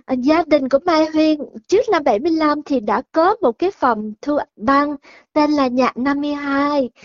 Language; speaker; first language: Vietnamese; early bilingual, heritage; Vietnamese